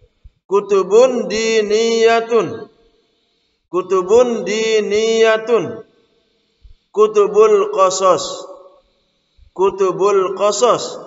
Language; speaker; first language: Arabic; non-native, fluent; Indonesian